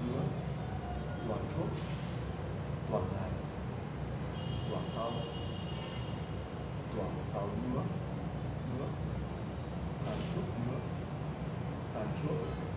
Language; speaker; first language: Vietnamese; non-native, learner; Japanese